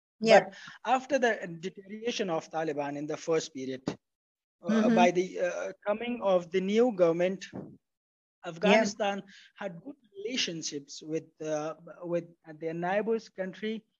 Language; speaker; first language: English; non-native, fluent; Pashto